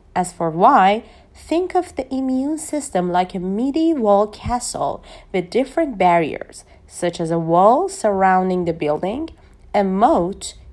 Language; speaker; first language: English; non-native, fluent; Persian